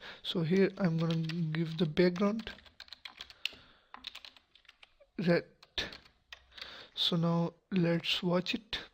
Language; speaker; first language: English; non-native, local second language; Urdu